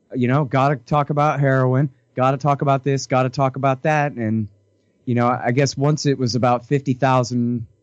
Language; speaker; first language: English; native; English